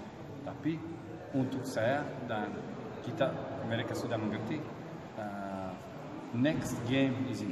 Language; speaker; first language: Indonesian; non-native, learner; Armenian